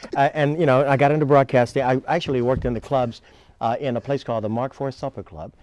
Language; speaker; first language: English; native; English